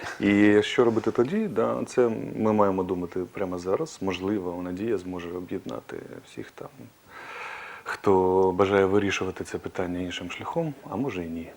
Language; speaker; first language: Ukrainian; non-native, local second language; Russian